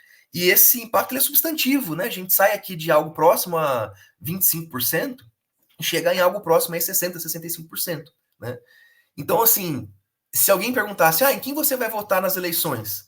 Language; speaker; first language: Portuguese; native; Portuguese